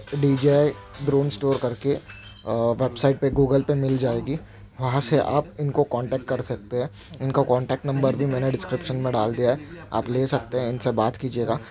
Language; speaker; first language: Hindi; non-native, local second language; Marathi